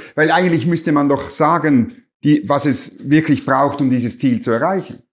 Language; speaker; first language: German; native; German